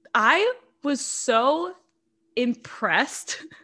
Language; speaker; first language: English; non-native, fluent; Portuguese